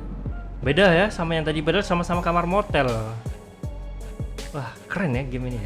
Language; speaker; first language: Indonesian; native; Indonesian